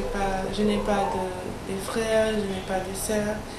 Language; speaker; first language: French; non-native, learner; English